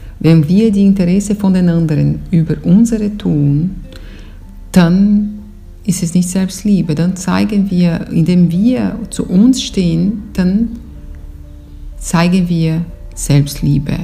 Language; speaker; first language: German; non-native, fluent; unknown